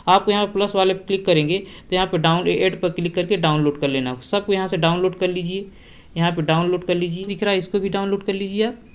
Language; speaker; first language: Hindi; native; Hindi